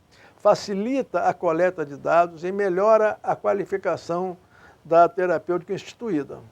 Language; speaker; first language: Portuguese; native; Portuguese